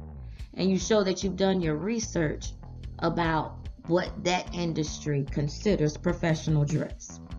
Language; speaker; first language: English; native; English